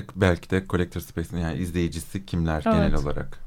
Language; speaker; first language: Turkish; native; Turkish